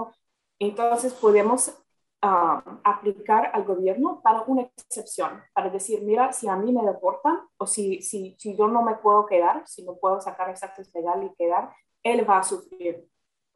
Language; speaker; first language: Spanish; non-native, fluent; English